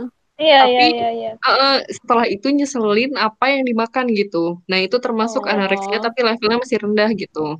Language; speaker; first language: Indonesian; native; Indonesian